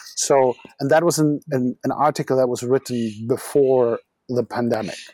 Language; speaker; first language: English; non-native, fluent; German